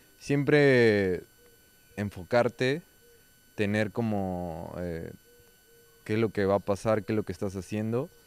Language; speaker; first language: Spanish; native; Spanish